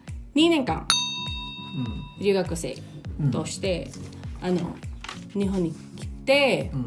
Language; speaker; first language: Japanese; non-native, local second language; Filipino